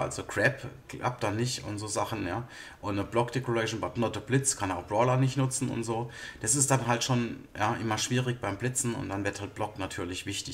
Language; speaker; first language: German; native; German